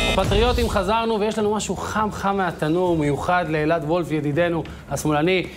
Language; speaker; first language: Hebrew; native; Hebrew